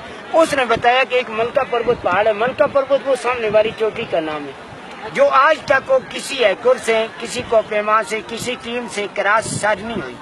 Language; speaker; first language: Hindi; non-native, local second language; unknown